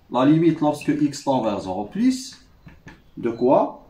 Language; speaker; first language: French; non-native, local second language; Arabic